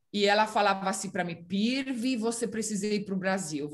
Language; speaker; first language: Portuguese; non-native, fluent; Romanian